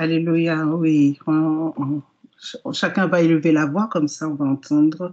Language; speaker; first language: French; native; French